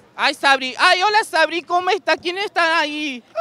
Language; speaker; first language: Spanish; native; Spanish